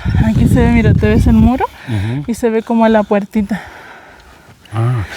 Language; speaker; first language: Spanish; native; Spanish